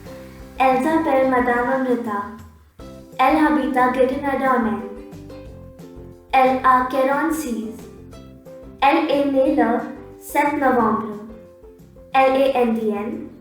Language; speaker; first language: French; non-native, learner; Hindi